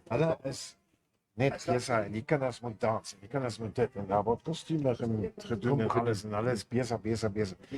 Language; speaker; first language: Afrikaans; non-native, local second language; German